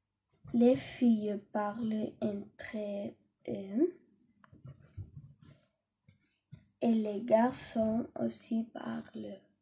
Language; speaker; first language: French; non-native, learner; Catalan